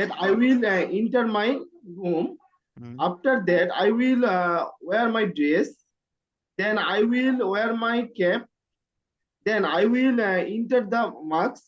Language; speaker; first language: English; non-native, learner; Bangla